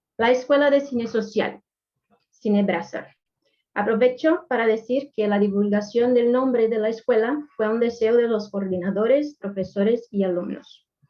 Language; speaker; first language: Spanish; non-native, fluent; Portuguese